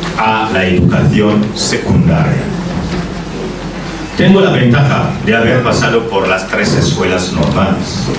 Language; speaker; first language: Spanish; non-native, fluent; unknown